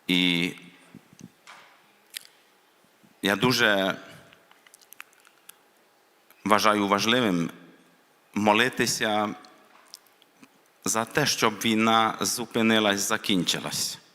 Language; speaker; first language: Ukrainian; non-native, local second language; Hungarian